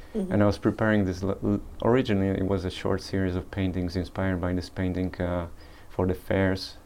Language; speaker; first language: English; early bilingual, other home language; Polish